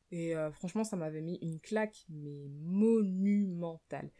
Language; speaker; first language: French; native; French